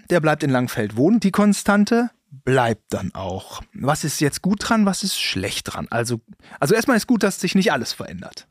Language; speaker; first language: German; native; German